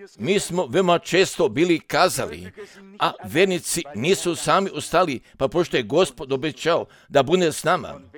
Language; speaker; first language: Croatian; early bilingual, heritage; Serbian